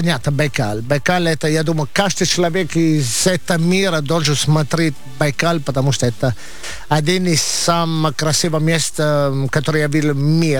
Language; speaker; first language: Russian; non-native, fluent; Italian